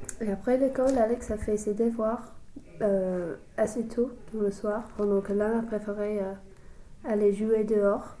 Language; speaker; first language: French; non-native, learner; English